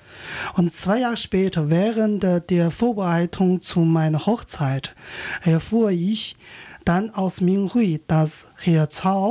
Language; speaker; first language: German; non-native, learner; Chinese